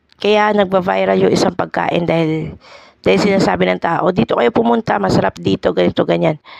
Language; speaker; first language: Filipino; non-native, local second language; Hiligaynon